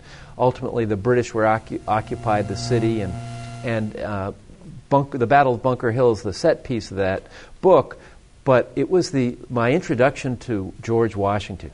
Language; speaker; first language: English; native; English